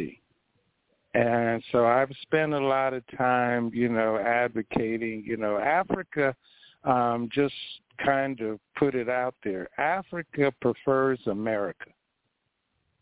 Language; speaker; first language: English; early bilingual, other home language; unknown